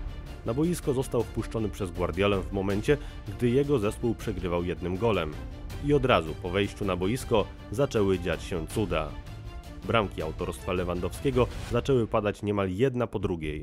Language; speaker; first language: Polish; native; Polish